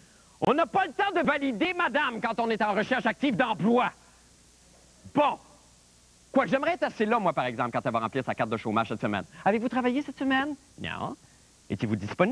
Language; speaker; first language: French; native; French